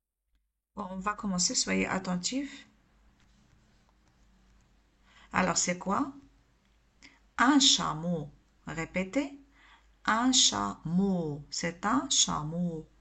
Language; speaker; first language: French; non-native, local second language; Arabic